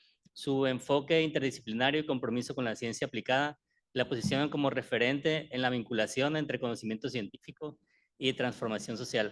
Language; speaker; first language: Spanish; native; Spanish